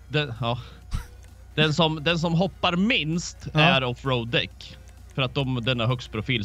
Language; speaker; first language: Swedish; native; Swedish